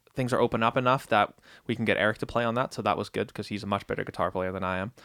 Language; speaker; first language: English; early bilingual, other home language; Dutch